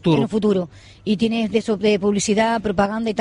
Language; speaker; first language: Spanish; native; Spanish